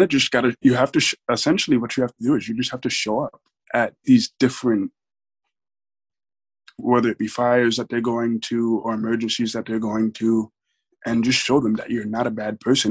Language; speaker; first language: English; native; English